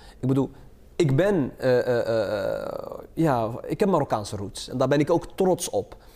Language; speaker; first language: Dutch; early bilingual, other home language; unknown